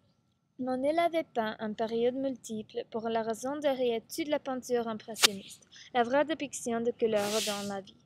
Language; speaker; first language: French; non-native, learner; English